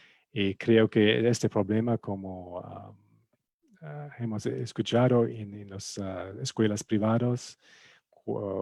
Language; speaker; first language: Spanish; non-native, fluent; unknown